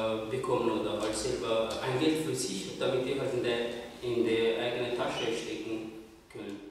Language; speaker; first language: German; non-native, fluent; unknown